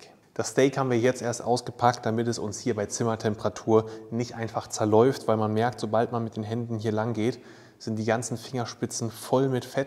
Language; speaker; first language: German; native; German